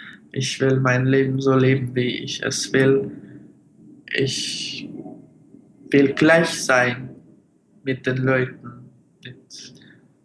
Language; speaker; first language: German; non-native, fluent; Russian